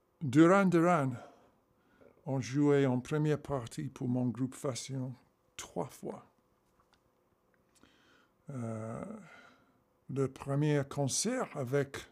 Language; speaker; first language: French; non-native, learner; English